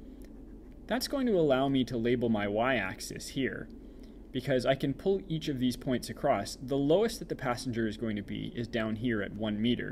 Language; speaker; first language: English; native; English